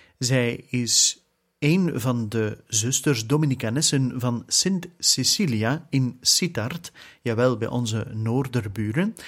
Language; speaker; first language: Dutch; native; Dutch